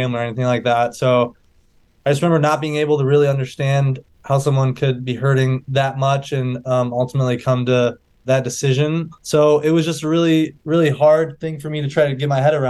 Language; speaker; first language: English; native; English